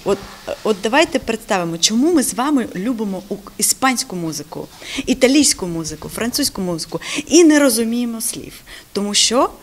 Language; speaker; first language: Ukrainian; non-native, local second language; Russian